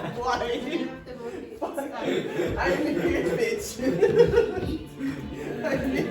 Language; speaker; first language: English; non-native, learner; Portuguese